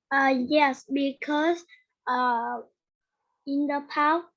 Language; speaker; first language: English; non-native, learner; Vietnamese